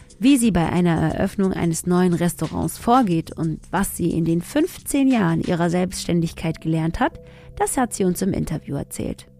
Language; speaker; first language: German; early bilingual, other home language; Tigrinya